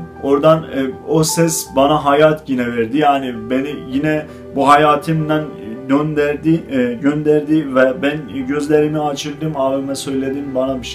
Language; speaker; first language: Turkish; non-native, learner; Azerbaijani